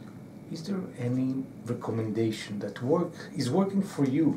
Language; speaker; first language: English; non-native, fluent; Hebrew